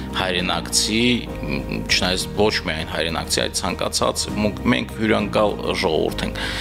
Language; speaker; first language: Armenian; native; Armenian